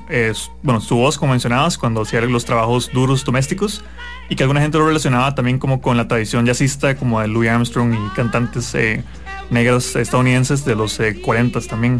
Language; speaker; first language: Spanish; native; Spanish